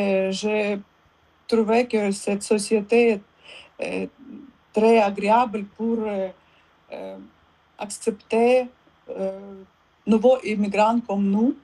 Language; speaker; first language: French; non-native, learner; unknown